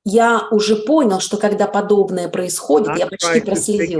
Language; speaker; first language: Russian; native; Russian